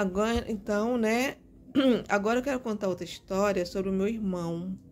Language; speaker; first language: Portuguese; native; Portuguese